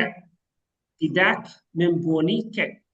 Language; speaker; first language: Indonesian; non-native, learner; Arabic